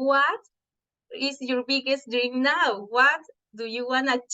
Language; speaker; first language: English; non-native, fluent; Spanish